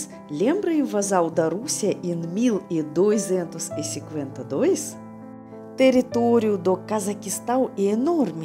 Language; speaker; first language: Portuguese; non-native, fluent; Russian